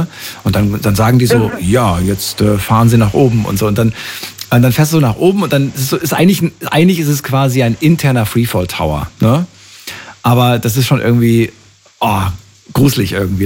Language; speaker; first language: German; native; German